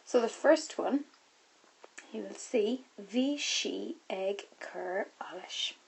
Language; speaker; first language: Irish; non-native, local second language; English